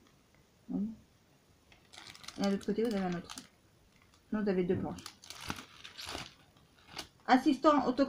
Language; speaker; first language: French; native; French